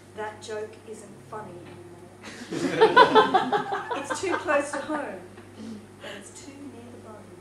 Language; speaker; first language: English; native; English